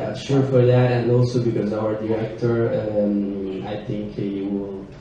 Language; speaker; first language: English; non-native, learner; Italian